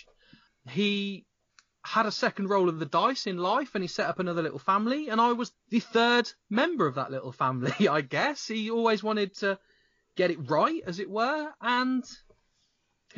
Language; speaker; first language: English; native; English